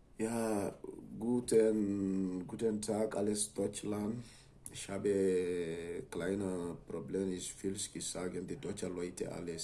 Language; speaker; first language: German; non-native, learner; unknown